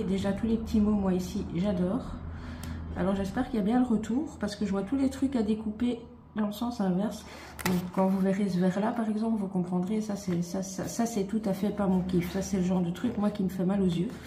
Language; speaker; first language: French; native; French